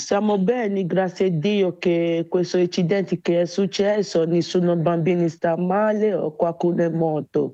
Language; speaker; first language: Italian; non-native, learner; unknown